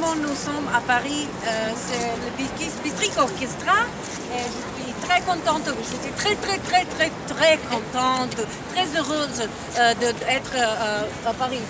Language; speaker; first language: French; non-native, learner; Serbian